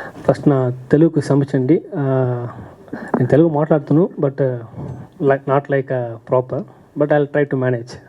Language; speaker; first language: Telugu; non-native, learner; Tamil